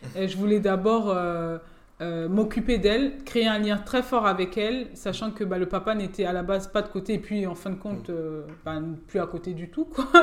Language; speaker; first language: French; native; French